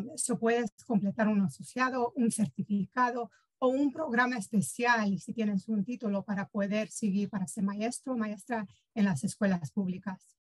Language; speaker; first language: Spanish; early bilingual, heritage; Spanish